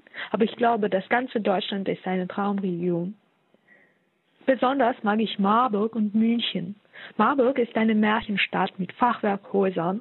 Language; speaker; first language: German; non-native, fluent; Russian